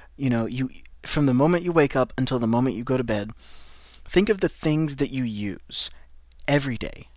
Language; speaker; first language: English; native; English